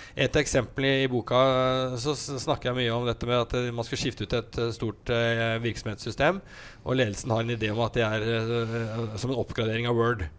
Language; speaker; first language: Norwegian; native; Norwegian